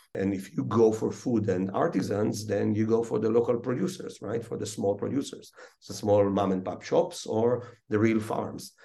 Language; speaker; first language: English; early bilingual, other home language; Hebrew